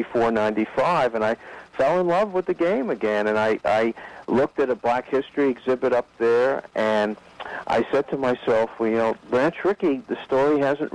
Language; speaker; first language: English; native; English